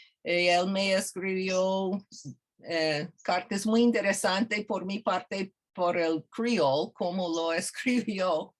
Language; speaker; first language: Spanish; non-native, fluent; English